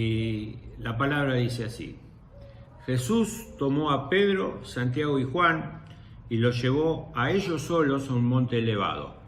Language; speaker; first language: Spanish; native; Spanish